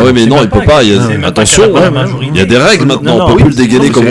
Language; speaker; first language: French; native; French